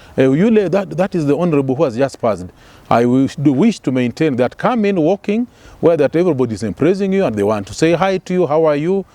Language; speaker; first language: English; non-native, local second language; Luyia